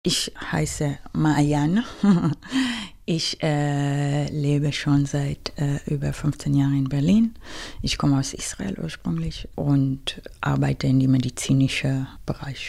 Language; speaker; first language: German; non-native, fluent; Hebrew